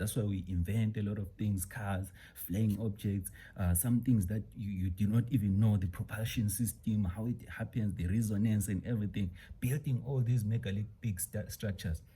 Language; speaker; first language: English; non-native, local second language; Xhosa